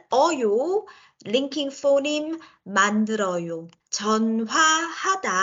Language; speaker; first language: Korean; native; Korean